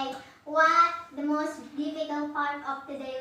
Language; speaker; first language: English; non-native, learner; Indonesian